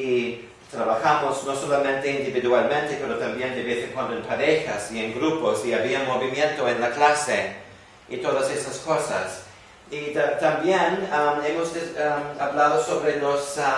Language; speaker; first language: Spanish; non-native, fluent; English